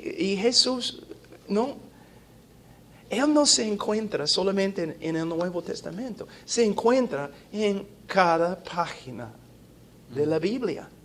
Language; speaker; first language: Spanish; non-native, fluent; English